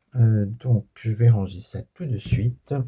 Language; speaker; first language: French; native; French